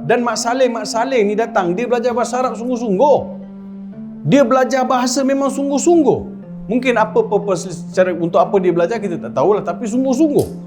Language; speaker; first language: Malay; non-native, local second language; Tamil